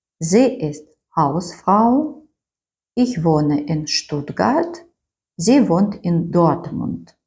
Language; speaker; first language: German; non-native, fluent; Ukrainian